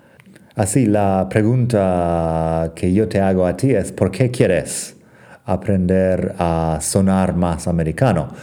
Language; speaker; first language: Spanish; non-native, fluent; English